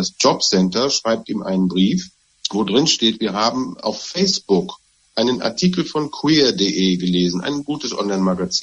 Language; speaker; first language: German; native; German